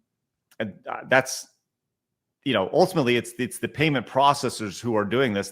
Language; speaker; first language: English; native; English